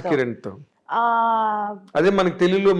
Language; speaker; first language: Telugu; native; Telugu